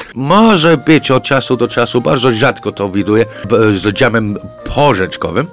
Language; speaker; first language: Polish; non-native, fluent; English